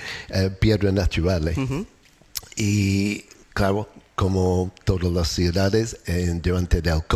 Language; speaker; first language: Spanish; non-native, learner; English